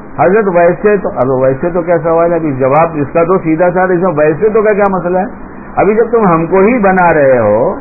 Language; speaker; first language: Urdu; native; Urdu